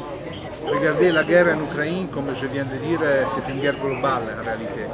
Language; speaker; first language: French; non-native, fluent; Italian